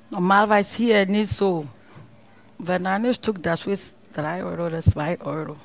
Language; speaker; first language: German; non-native, learner; Akan